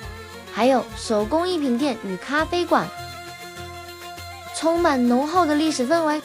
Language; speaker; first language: Chinese; native; Chinese